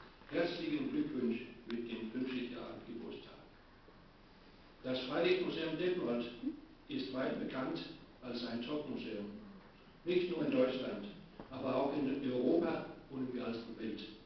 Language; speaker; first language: German; non-native, learner; Danish